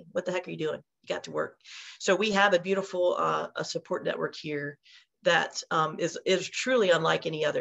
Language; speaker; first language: English; native; English